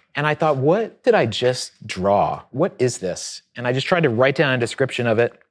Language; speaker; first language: English; native; English